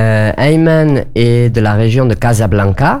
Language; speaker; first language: French; native; French